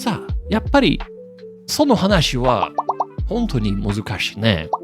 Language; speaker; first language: Japanese; non-native, learner; English